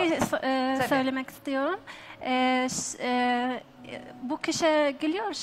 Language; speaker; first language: Turkish; non-native, learner; Arabic